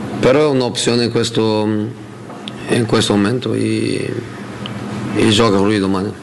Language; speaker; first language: Italian; non-native, fluent; Portuguese